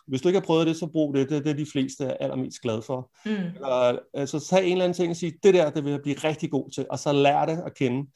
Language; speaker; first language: Danish; native; Danish